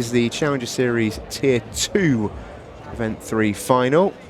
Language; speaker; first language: English; native; English